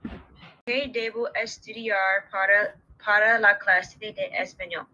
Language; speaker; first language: Spanish; non-native, learner; English